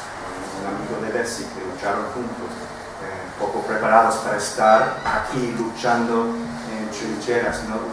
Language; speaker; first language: Spanish; non-native, fluent; English